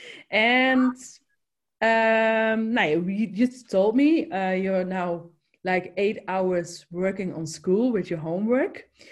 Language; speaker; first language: English; non-native, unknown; Dutch